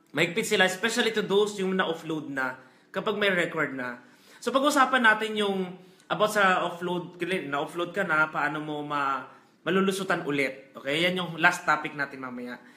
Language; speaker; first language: Filipino; non-native, local second language; Hiligaynon